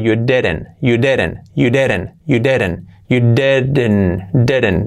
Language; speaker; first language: English; non-native, fluent; Spanish